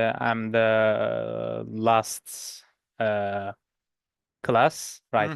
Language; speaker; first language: English; non-native, learner; Turkish